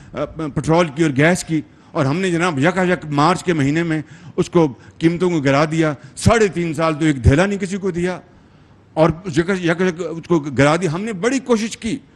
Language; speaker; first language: Urdu; non-native, local second language; Punjabi